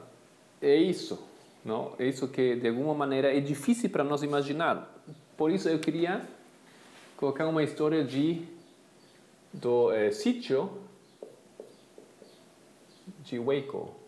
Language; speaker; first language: Portuguese; non-native, fluent; Spanish